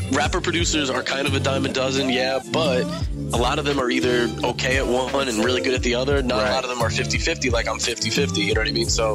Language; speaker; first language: English; native; English